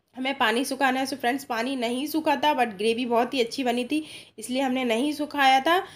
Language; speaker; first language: Hindi; non-native, local second language; Odia